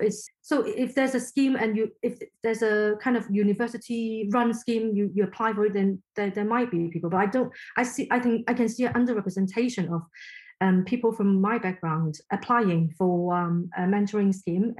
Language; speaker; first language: English; non-native, local second language; Cantonese